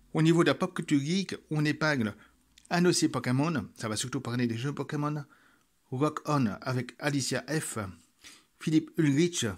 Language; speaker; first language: French; native; French